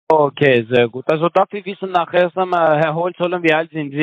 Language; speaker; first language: German; non-native, learner; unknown